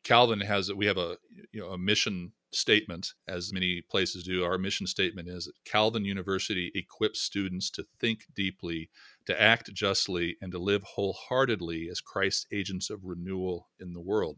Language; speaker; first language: English; native; English